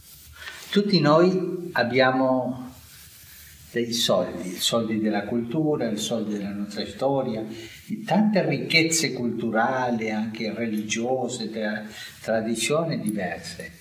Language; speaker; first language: Italian; non-native, fluent; Spanish